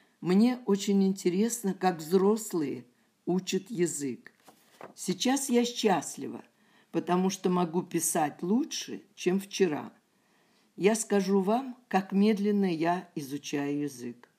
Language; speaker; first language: Russian; non-native, learner; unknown